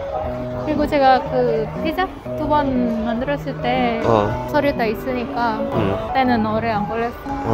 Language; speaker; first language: Korean; non-native, local second language; Indonesian